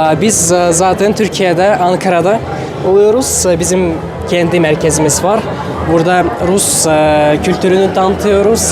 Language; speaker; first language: Turkish; non-native, fluent; Russian